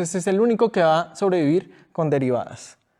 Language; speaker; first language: Spanish; native; Spanish